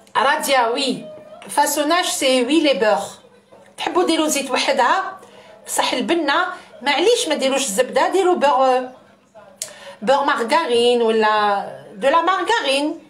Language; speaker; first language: French; non-native, local second language; Arabic